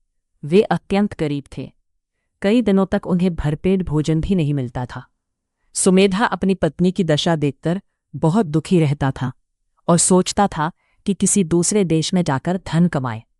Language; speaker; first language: Hindi; native; Hindi